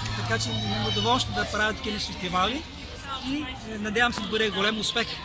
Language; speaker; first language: Bulgarian; non-native, fluent; Vietnamese